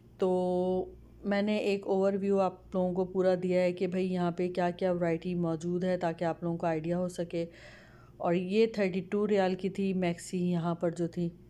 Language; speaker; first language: Urdu; native; Urdu